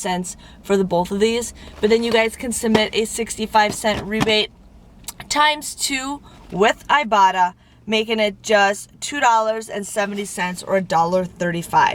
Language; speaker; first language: English; native; English